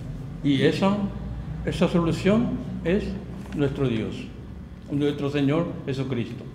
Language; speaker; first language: Spanish; non-native, learner; Korean